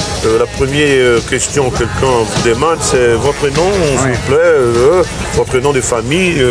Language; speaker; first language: French; non-native, fluent; Portuguese